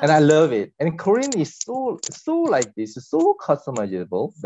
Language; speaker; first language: English; non-native, fluent; Korean